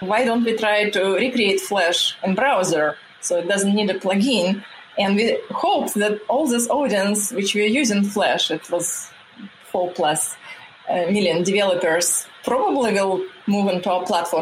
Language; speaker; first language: English; non-native, fluent; Russian